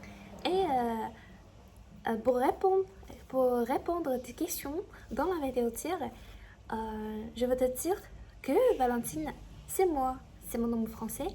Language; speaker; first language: French; non-native, learner; Chinese